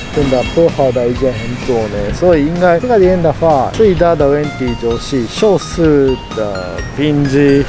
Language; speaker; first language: Chinese; non-native, fluent; Japanese